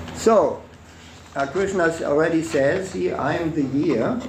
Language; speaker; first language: English; non-native, fluent; German